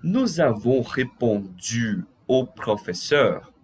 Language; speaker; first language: French; non-native, fluent; Portuguese